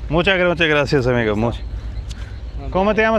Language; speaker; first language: Spanish; non-native, learner; Hindi